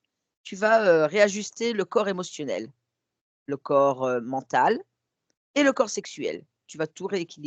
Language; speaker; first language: French; native; French